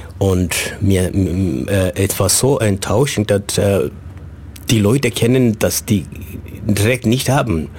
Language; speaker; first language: German; non-native, fluent; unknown